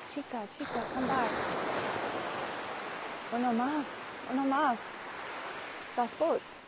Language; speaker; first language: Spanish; non-native, learner; English